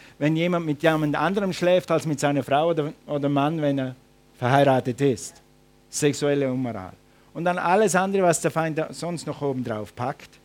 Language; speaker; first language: German; non-native, fluent; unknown